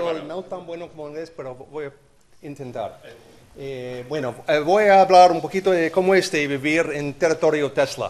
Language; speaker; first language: Spanish; non-native, learner; English